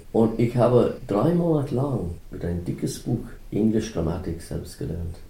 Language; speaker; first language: German; non-native, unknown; English